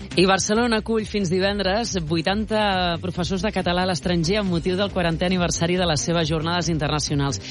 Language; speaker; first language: Catalan; native; Catalan